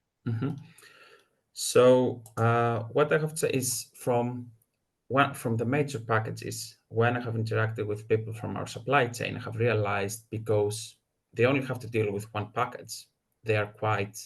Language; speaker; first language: English; non-native, fluent; Greek